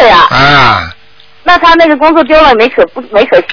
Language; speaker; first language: Chinese; native; Chinese